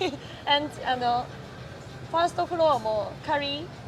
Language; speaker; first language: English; non-native, learner; Japanese